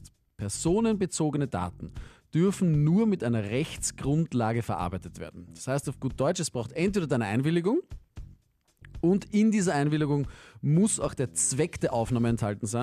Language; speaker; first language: German; native; German